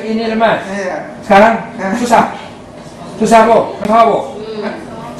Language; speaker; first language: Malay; non-native, local second language; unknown